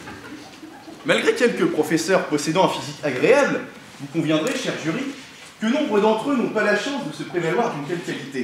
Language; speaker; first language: French; native; French